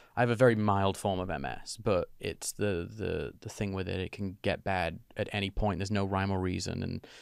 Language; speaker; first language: English; native; English